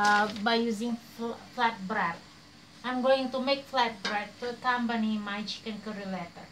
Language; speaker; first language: English; non-native, learner; Indonesian